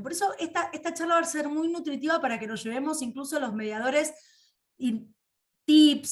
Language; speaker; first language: Spanish; native; Spanish